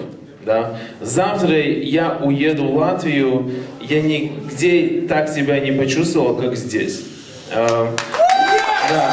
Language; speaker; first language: Russian; non-native, learner; Latvian